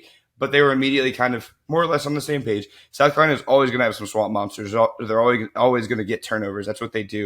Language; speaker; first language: English; native; English